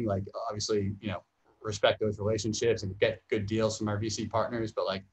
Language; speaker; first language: English; native; English